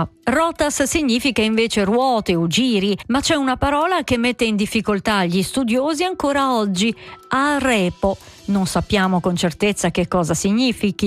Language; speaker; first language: Italian; native; Italian